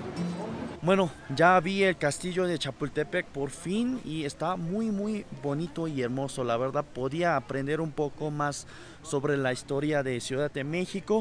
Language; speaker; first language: Spanish; non-native, fluent; Korean